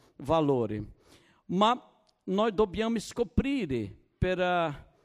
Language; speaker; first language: Italian; non-native, fluent; Portuguese